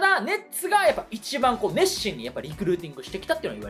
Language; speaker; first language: Japanese; native; Japanese